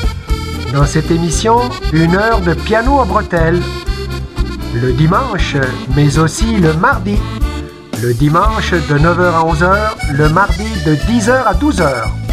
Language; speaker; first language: French; native; French